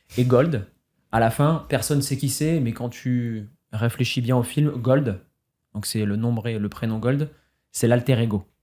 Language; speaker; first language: French; native; French